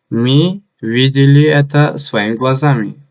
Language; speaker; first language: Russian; non-native, fluent; Tajik